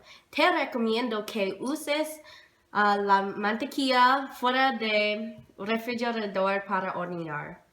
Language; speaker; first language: Spanish; non-native, learner; English